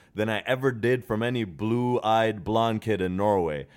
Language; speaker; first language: English; early bilingual, other home language; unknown